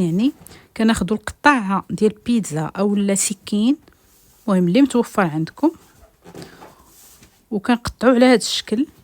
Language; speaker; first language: Arabic; native; Arabic